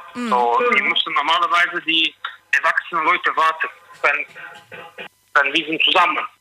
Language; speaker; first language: German; non-native, learner; Turkish